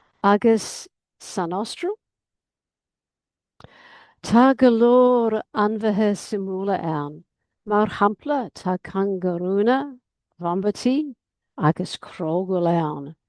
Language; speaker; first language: Irish; non-native, learner; English